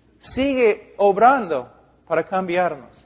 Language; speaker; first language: Spanish; non-native, fluent; English